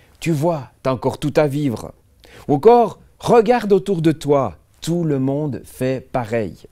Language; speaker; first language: French; native; French